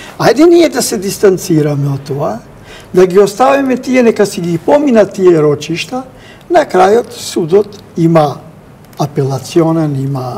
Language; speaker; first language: Macedonian; non-native, local second language; Albanian